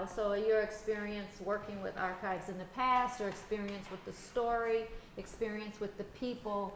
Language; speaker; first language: English; native; English